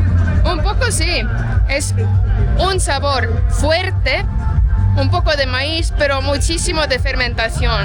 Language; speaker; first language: Spanish; non-native, fluent; Portuguese